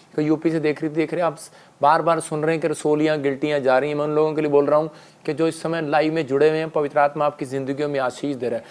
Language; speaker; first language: Hindi; non-native, local second language; Punjabi